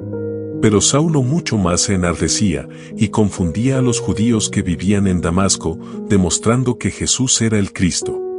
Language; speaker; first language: Spanish; native; Spanish